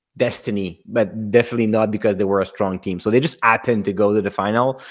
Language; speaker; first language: English; non-native, fluent; French